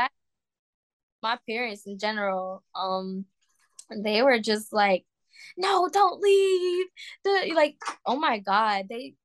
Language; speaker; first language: English; native; English